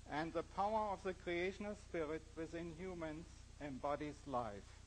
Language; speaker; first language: English; non-native, fluent; German